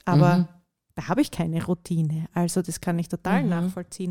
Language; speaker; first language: German; native; German